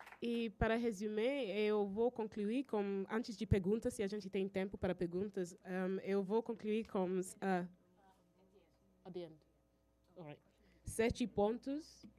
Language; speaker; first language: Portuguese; non-native, fluent; English